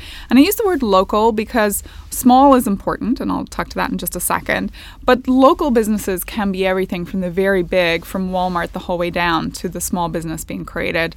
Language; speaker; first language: English; native; English